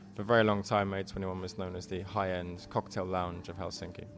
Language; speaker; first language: English; native; English